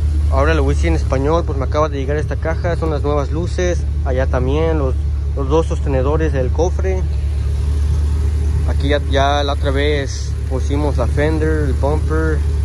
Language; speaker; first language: Spanish; native; Spanish